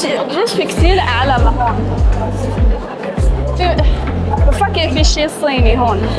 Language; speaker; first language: Arabic; non-native, fluent; Chinese